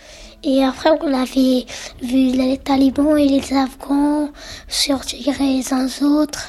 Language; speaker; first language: French; early bilingual, other home language; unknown